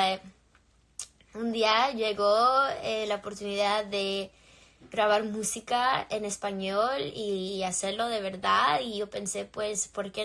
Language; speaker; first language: Spanish; early bilingual, heritage; English